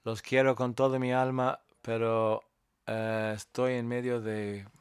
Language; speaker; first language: Spanish; non-native, fluent; English